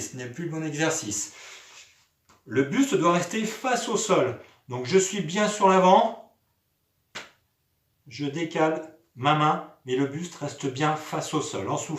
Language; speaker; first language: French; native; French